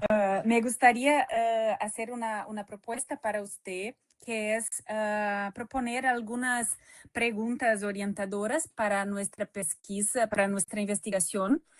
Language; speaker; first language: Spanish; non-native, fluent; Portuguese